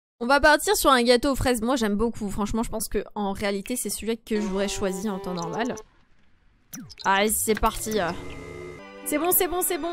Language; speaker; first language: French; native; French